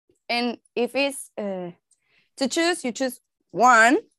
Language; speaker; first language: English; non-native, learner; Spanish